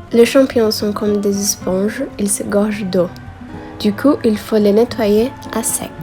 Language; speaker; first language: French; non-native, learner; Portuguese